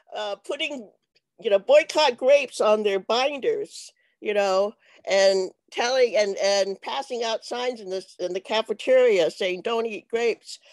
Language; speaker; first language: English; native; English